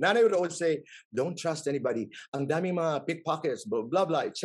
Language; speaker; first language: English; non-native, local second language; Waray